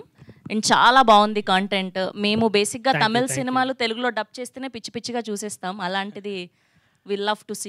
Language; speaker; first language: Telugu; native; Telugu